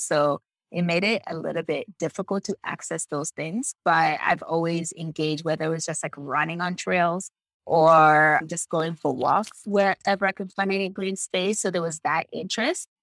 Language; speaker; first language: English; non-native, fluent; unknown